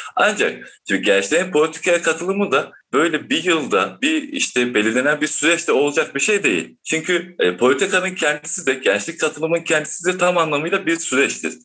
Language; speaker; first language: Turkish; native; Turkish